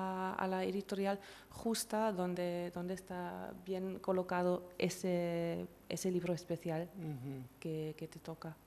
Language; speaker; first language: Spanish; non-native, fluent; German